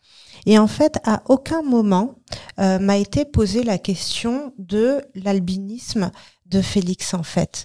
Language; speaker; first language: French; native; French